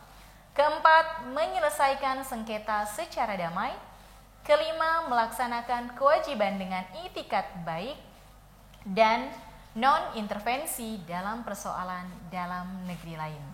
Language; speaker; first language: Indonesian; native; Indonesian